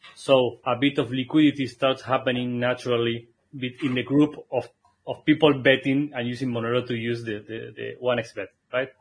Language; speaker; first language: English; non-native, fluent; Spanish